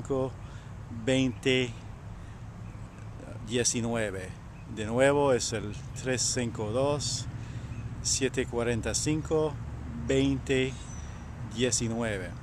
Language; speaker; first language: Spanish; non-native, learner; French